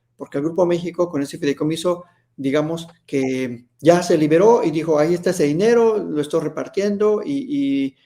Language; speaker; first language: Spanish; native; Spanish